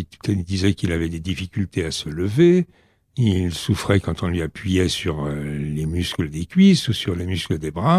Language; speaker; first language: French; native; French